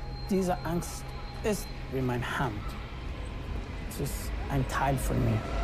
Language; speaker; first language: German; non-native, fluent; Persian